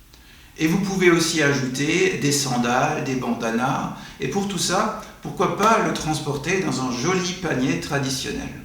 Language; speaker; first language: French; native; French